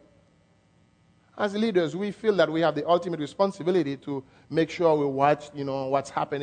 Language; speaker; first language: English; non-native, fluent; French